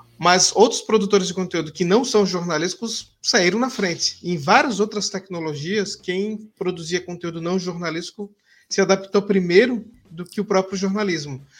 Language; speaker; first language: Portuguese; native; Portuguese